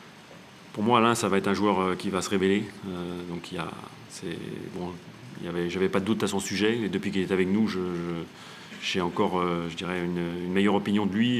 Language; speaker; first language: French; native; French